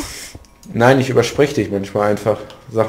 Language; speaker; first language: German; native; German